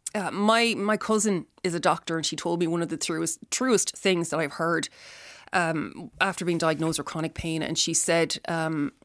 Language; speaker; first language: English; native; English